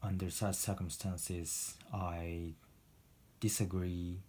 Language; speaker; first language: English; non-native, fluent; Japanese